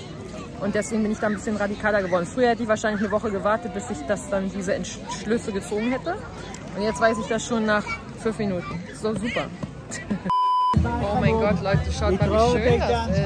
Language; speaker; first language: German; native; German